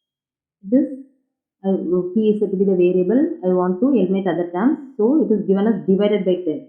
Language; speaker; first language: English; non-native, local second language; Tamil